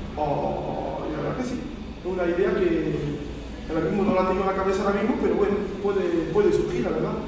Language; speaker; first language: Spanish; early bilingual, heritage; Spanish